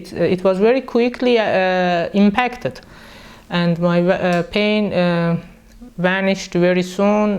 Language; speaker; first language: English; non-native, learner; Persian